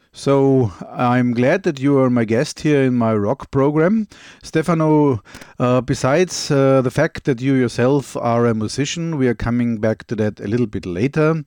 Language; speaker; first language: English; non-native, fluent; German